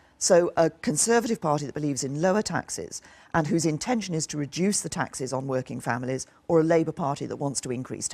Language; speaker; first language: English; native; English